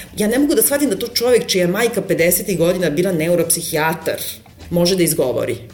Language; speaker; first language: Serbian; native; Serbian